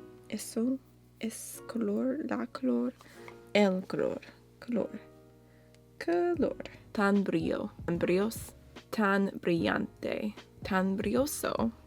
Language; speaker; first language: Spanish; non-native, learner; English